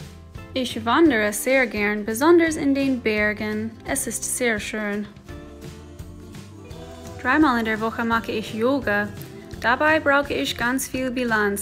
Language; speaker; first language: German; non-native, fluent; English